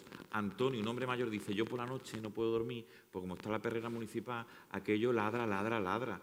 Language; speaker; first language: Spanish; native; Spanish